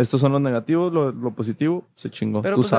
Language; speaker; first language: Spanish; native; Spanish